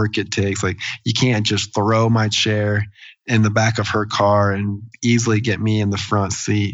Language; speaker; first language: English; native; English